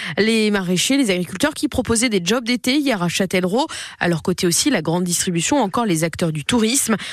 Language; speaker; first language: French; native; French